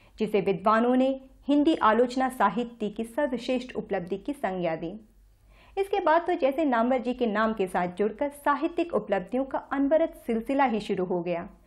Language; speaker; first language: Hindi; native; Hindi